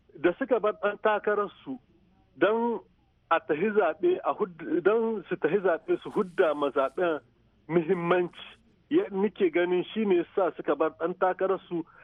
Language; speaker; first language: Hausa; native; Hausa